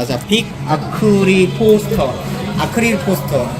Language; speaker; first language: Korean; native; Korean